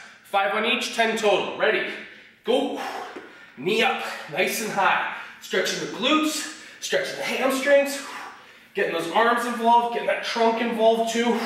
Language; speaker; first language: English; native; English